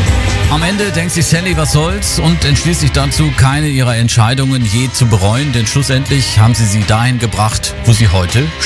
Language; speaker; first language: German; native; German